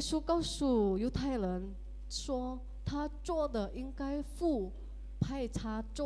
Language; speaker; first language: Chinese; early bilingual, heritage; Indonesian